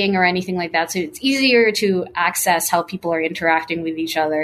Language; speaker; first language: English; non-native, local second language; Filipino